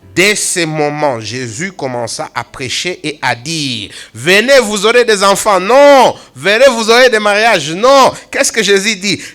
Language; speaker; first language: French; non-native, local second language; Swahili